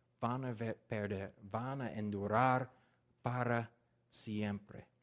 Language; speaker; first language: Spanish; non-native, learner; English